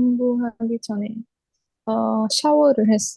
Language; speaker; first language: Korean; non-native, learner; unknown